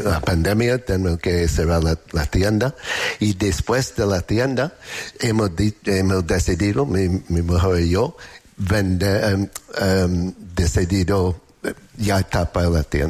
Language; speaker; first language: Spanish; non-native, learner; English